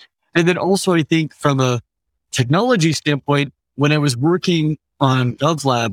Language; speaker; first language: English; native; English